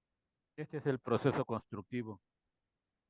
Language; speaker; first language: Spanish; native; Spanish